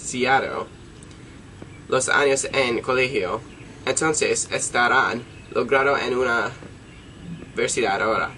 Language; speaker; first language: Spanish; non-native, learner; English